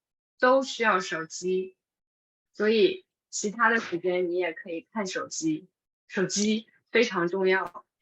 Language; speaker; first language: Chinese; non-native, fluent; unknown